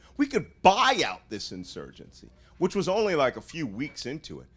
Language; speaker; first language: English; native; English